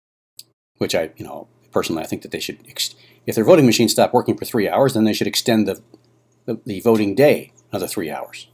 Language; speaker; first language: English; native; English